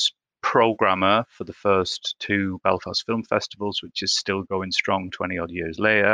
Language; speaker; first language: English; native; English